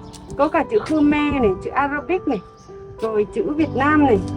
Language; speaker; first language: Vietnamese; native; Vietnamese